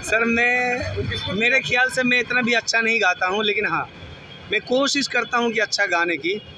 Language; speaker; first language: Hindi; non-native, local second language; Bangla